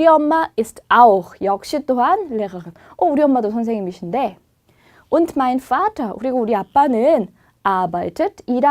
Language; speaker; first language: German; non-native, fluent; Korean